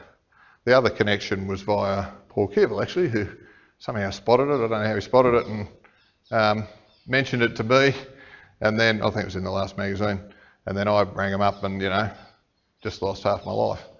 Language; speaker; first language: English; native; English